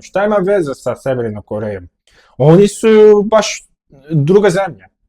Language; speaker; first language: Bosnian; non-native, fluent; Korean